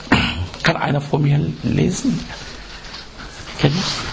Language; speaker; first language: German; non-native, learner; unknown